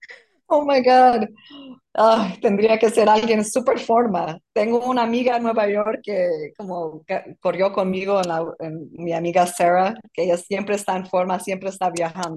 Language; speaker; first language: Spanish; non-native, fluent; English